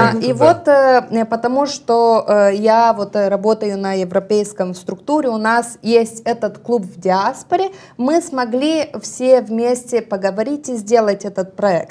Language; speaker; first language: Russian; non-native, local second language; Romanian